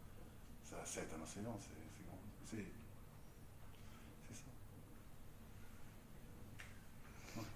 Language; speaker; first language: French; non-native, local second language; Arabic